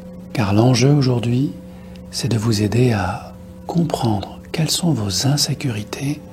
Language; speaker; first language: French; native; French